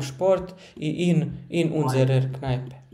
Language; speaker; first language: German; non-native, fluent; Croatian